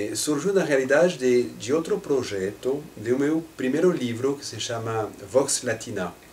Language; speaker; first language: Portuguese; non-native, fluent; French